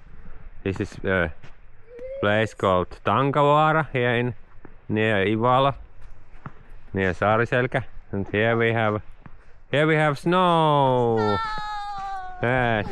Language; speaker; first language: English; non-native, learner; Finnish